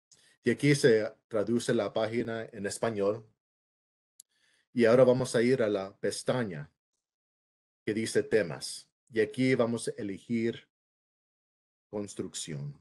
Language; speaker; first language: Spanish; early bilingual, heritage; English